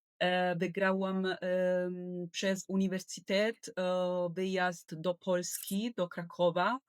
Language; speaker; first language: Polish; non-native, learner; Italian